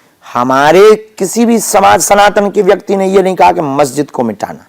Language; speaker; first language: Hindi; native; Hindi